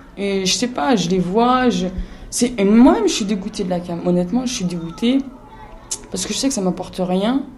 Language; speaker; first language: French; native; French